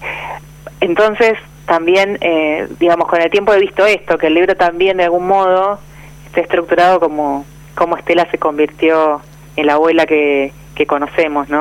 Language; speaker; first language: Spanish; native; Spanish